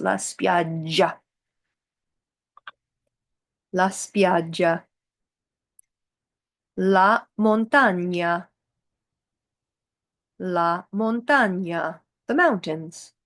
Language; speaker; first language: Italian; non-native, fluent; English